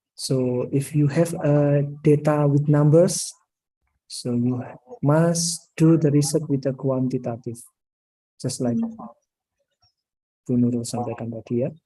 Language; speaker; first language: English; non-native, learner; Indonesian